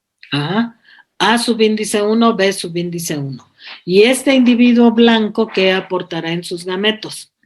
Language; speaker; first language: Spanish; native; Spanish